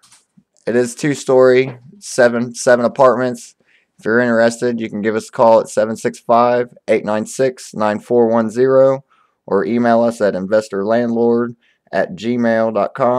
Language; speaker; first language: English; native; English